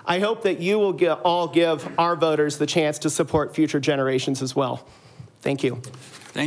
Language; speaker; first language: English; native; English